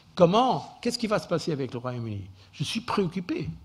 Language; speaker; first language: French; non-native, fluent; Portuguese